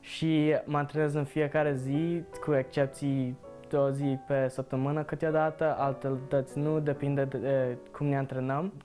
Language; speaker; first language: Romanian; early bilingual, heritage; Romanian